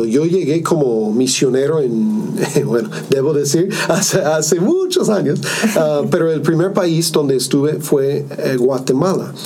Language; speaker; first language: Spanish; non-native, fluent; English